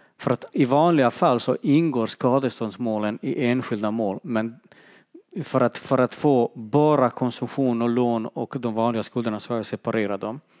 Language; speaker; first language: Swedish; non-native, fluent; Bosnian